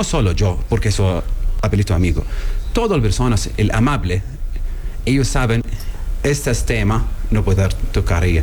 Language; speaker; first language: Spanish; non-native, learner; Arabic